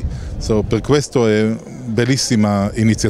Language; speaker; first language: Italian; non-native, learner; Hebrew